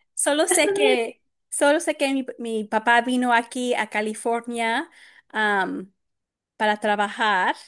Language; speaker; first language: Spanish; early bilingual, heritage; Spanish